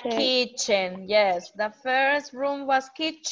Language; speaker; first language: English; non-native, fluent; Spanish